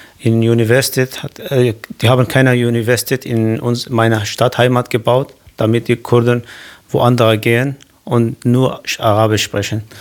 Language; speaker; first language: German; non-native, learner; Kurdish